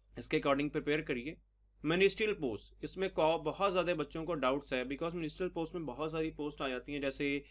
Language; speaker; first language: Hindi; non-native, local second language; Punjabi